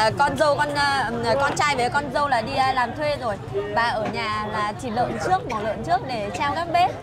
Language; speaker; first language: Vietnamese; non-native, local second language; Hmong